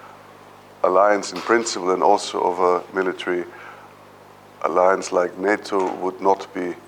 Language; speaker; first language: English; non-native, fluent; German